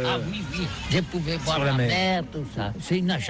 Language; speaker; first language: French; non-native, learner; Catalan